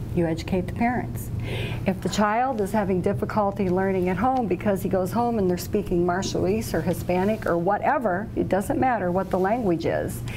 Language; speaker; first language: English; native; English